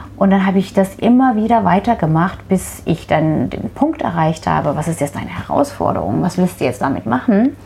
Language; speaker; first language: German; non-native, fluent; Turkish